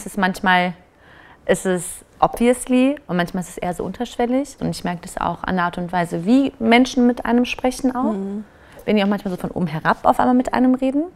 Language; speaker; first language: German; early bilingual, other home language; Turkish